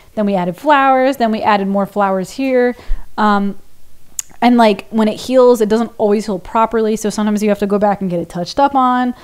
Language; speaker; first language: English; native; English